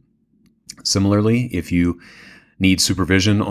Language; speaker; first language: English; native; English